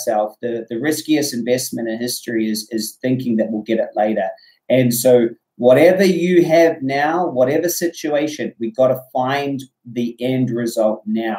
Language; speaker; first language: English; native; English